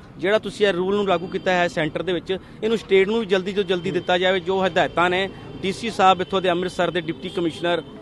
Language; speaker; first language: Punjabi; early bilingual, heritage; Punjabi